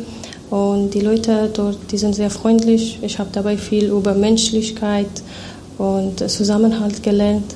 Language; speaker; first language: German; non-native, fluent; Persian